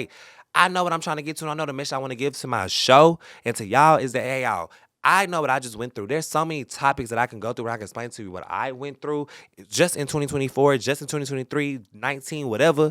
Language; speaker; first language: English; native; English